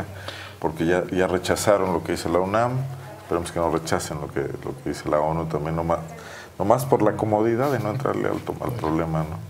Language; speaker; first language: Spanish; native; Spanish